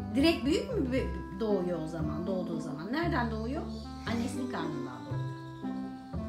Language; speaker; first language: Turkish; native; Turkish